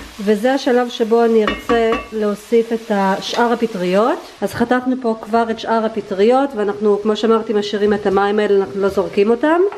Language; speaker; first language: Hebrew; early bilingual, other home language; Russian